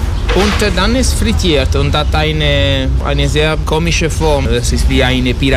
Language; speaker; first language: German; non-native, learner; Italian